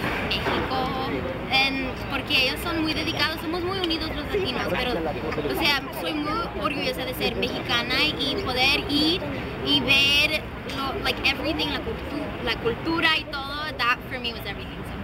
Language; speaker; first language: Spanish; early bilingual, heritage; Spanish